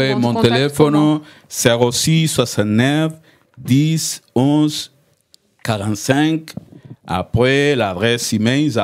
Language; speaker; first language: French; non-native, learner; Spanish